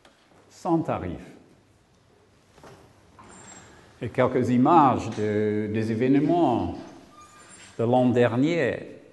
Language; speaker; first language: French; non-native, learner; English